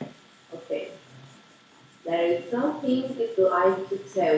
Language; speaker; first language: English; non-native, learner; Portuguese